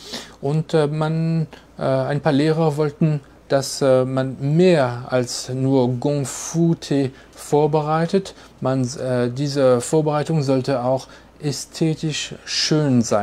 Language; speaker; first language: German; non-native, fluent; French